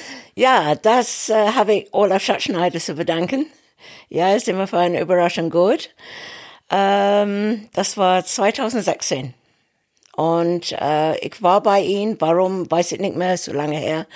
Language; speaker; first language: German; non-native, fluent; English